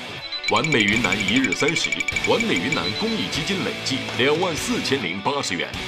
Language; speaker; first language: Chinese; native; Chinese